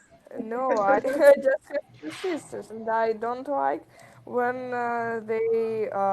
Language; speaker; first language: English; non-native, learner; Russian